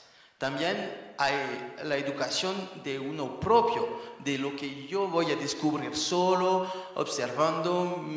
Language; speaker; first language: Spanish; non-native, fluent; French